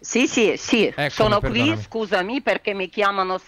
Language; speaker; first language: Italian; non-native, learner; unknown